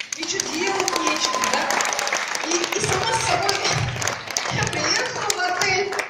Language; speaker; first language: Russian; non-native, local second language; Tatar